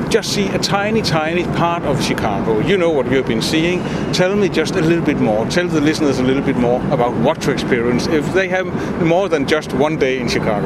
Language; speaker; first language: English; non-native, fluent; Danish